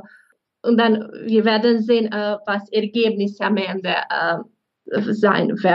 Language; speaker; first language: German; non-native, fluent; Bosnian